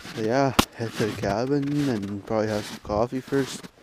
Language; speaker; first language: English; native; English